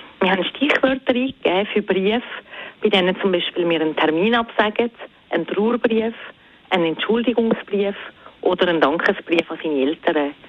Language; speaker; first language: German; native; German